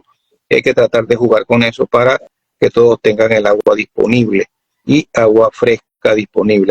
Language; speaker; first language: Spanish; native; Spanish